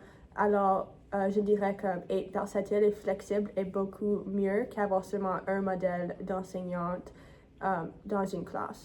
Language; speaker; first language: French; non-native, fluent; English